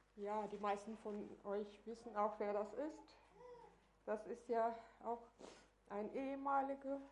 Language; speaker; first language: German; non-native, fluent; Russian